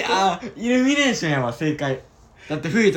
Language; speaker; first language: Japanese; native; Japanese